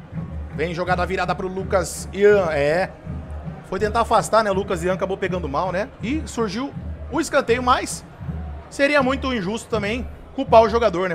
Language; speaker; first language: Portuguese; native; Portuguese